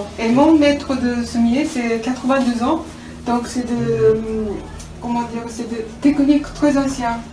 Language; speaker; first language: French; non-native, learner; Japanese